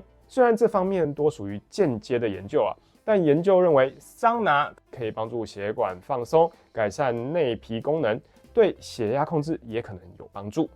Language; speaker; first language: Chinese; native; Chinese